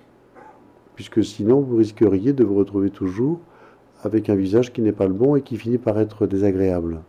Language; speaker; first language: French; native; French